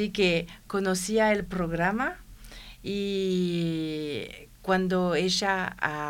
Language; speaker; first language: Spanish; non-native, learner; French